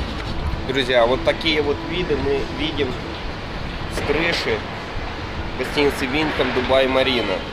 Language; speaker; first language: Russian; native; Russian